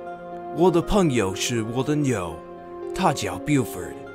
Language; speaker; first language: Chinese; non-native, learner; English